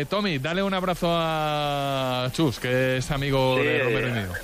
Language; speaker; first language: Spanish; native; Spanish